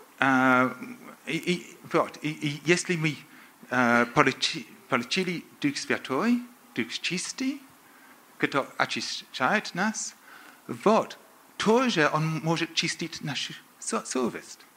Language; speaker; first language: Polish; non-native, learner; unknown